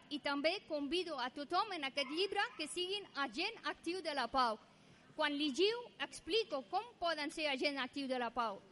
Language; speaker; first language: Catalan; non-native, fluent; Persian